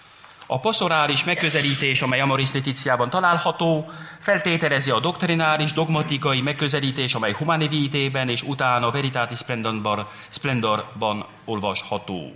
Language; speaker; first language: Hungarian; non-native, fluent; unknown